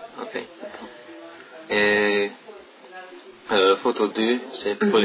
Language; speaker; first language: French; non-native, learner; English